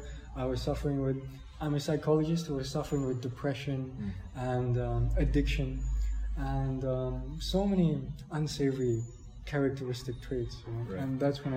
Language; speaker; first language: English; native; English